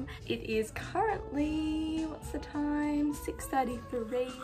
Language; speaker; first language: English; native; English